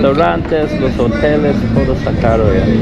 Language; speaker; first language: Spanish; non-native, learner; English